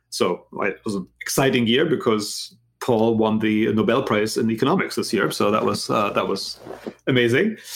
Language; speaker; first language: English; non-native, fluent; German